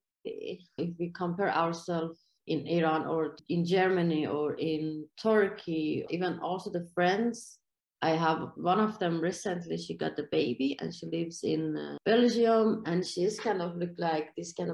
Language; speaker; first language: English; non-native, fluent; Persian